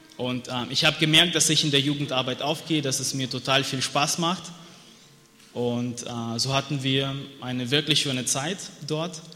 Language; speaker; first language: German; non-native, fluent; Russian